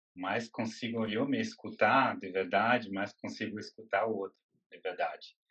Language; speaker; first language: Portuguese; non-native, fluent; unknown